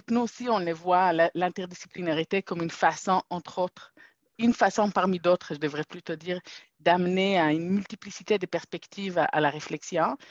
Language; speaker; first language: French; non-native, fluent; Hebrew